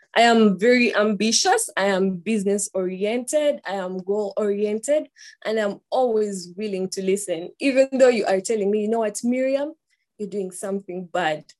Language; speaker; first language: English; non-native, local second language; Ganda